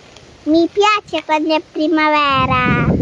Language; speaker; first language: Italian; early bilingual, other home language; Filipino